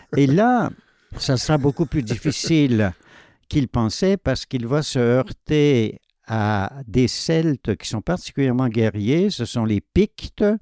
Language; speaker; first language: French; native; French